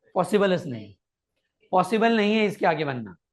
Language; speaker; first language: Hindi; non-native, local second language; Marathi